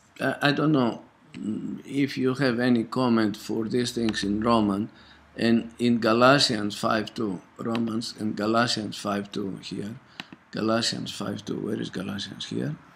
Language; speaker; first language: English; non-native, fluent; Greek